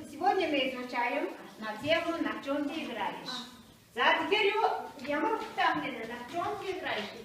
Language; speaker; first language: Russian; non-native, fluent; Mongolian